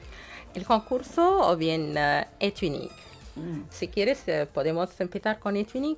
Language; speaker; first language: Spanish; non-native, fluent; Arabic